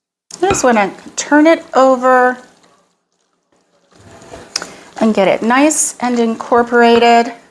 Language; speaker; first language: English; native; English